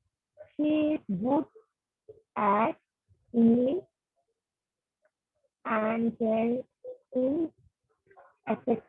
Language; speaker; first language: English; non-native, learner; Bangla